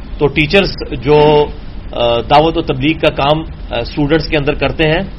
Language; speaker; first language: Urdu; non-native, local second language; Punjabi